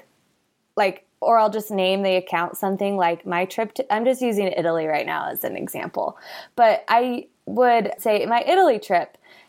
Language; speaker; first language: English; native; English